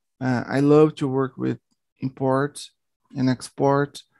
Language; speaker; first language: English; non-native, learner; Portuguese